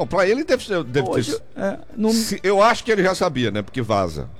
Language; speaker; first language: Portuguese; native; Portuguese